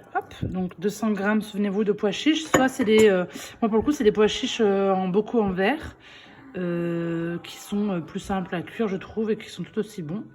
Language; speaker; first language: French; early bilingual, other home language; Arabic